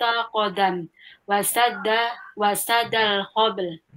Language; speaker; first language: Arabic; non-native, learner; Indonesian